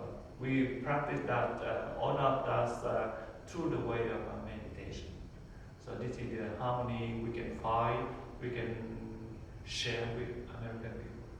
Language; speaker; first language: English; non-native, learner; Vietnamese